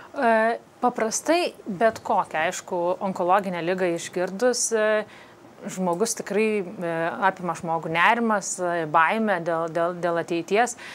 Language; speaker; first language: Lithuanian; native; Lithuanian